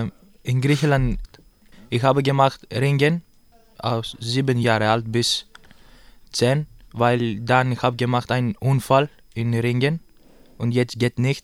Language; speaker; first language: German; non-native, learner; Greek